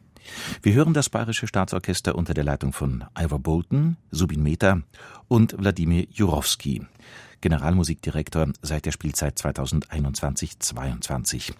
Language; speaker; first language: German; native; German